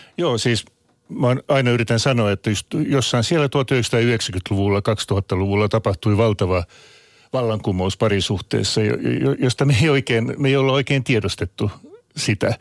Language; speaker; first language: Finnish; non-native, local second language; Swedish